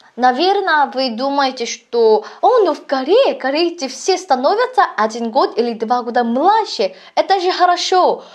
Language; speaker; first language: Russian; non-native, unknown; Korean